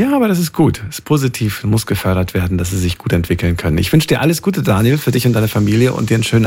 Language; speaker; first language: German; native; German